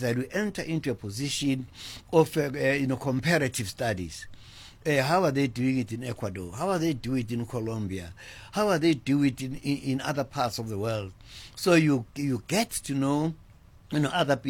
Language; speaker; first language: English; non-native, local second language; Zulu